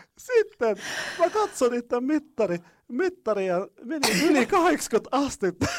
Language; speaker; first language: Finnish; non-native, fluent; Arabic